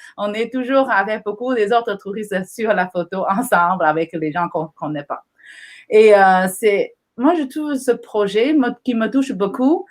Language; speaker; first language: French; non-native, fluent; Chinese